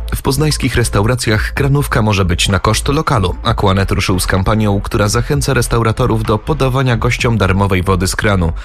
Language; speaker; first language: Polish; native; Polish